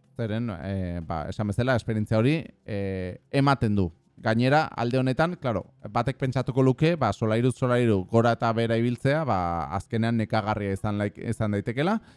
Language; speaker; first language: Basque; non-native, fluent; Spanish